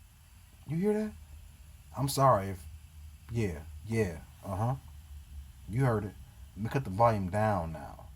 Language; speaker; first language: English; native; English